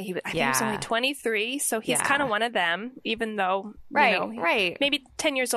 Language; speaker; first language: English; native; English